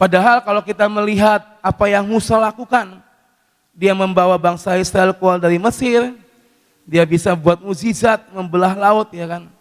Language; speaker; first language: Indonesian; native; Indonesian